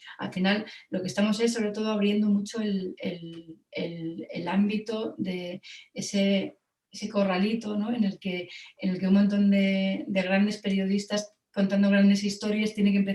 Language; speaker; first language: Spanish; native; Spanish